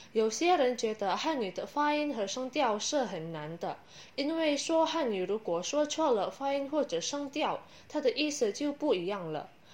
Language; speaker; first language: Chinese; non-native, learner; Indonesian